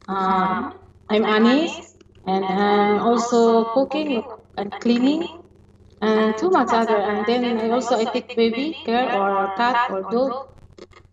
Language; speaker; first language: English; non-native, learner; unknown